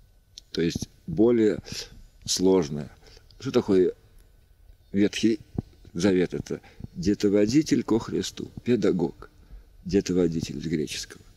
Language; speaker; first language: Russian; native; Russian